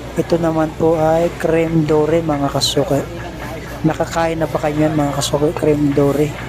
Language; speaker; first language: Filipino; native; Filipino